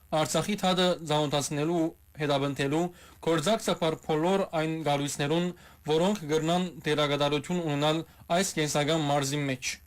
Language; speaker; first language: Armenian; early bilingual, heritage; Armenian